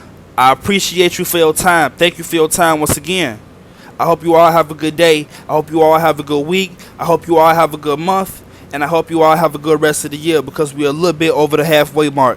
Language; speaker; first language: English; native; English